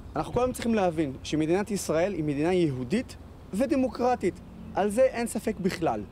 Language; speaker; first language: Hebrew; non-native, local second language; Arabic